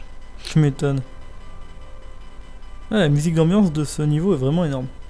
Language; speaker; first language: French; native; French